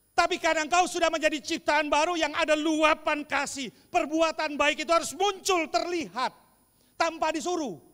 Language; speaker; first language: Indonesian; native; Indonesian